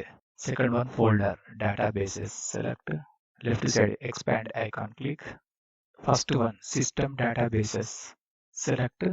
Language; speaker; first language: English; non-native, learner; Telugu